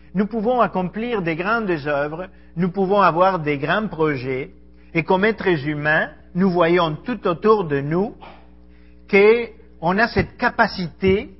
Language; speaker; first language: French; non-native, fluent; Spanish